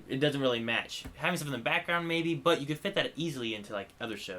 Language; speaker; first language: English; native; English